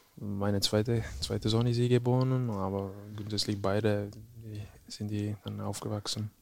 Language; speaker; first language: German; non-native, fluent; Czech